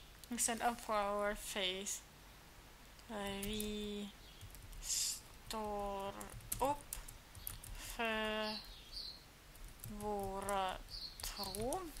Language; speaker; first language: Swedish; non-native, learner; German